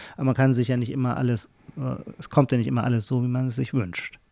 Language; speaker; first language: German; native; German